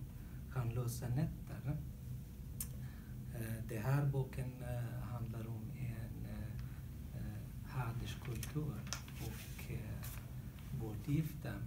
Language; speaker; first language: Swedish; non-native, learner; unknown